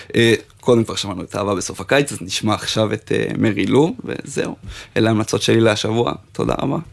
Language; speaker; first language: Hebrew; native; Hebrew